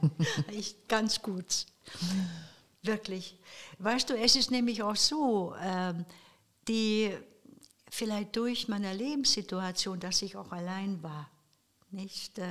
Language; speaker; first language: German; non-native, fluent; Hungarian